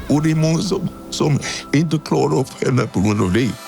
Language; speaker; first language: Swedish; non-native, fluent; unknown